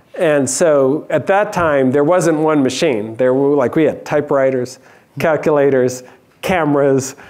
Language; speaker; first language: English; native; English